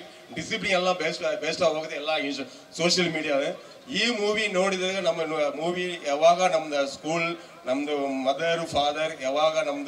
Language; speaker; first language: Kannada; non-native, local second language; Tamil